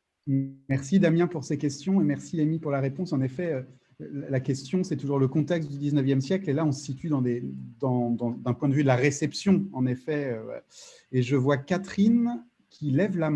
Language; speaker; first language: French; native; French